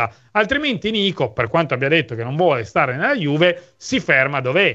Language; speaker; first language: Italian; native; Italian